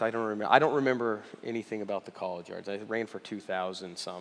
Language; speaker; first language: English; native; English